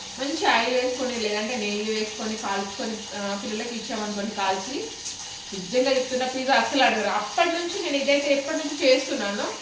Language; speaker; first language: Telugu; native; Telugu